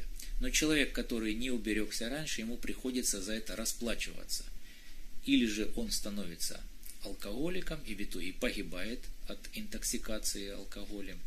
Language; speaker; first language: Russian; native; Russian